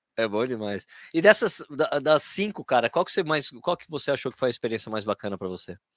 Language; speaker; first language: Portuguese; native; Portuguese